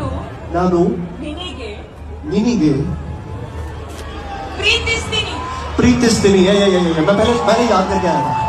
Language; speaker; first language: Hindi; non-native, local second language; Punjabi